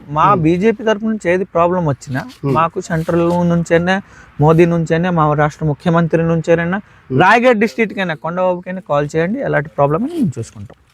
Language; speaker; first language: Telugu; non-native, local second language; Odia